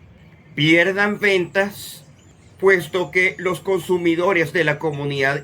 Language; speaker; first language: Spanish; native; Spanish